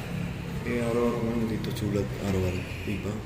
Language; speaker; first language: Filipino; non-native, learner; Punjabi